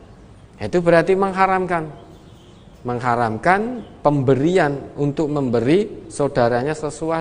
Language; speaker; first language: Indonesian; non-native, local second language; Javanese